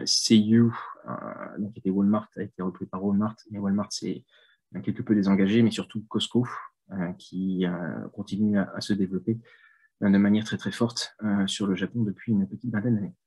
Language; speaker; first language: French; native; French